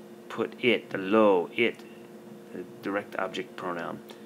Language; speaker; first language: English; native; English